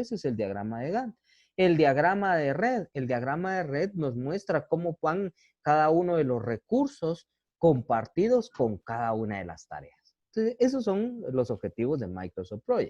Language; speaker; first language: Spanish; native; Spanish